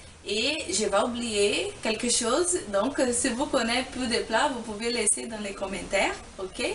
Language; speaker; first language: French; non-native, fluent; Portuguese